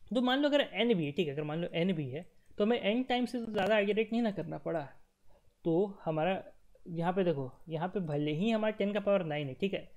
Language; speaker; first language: Hindi; native; Hindi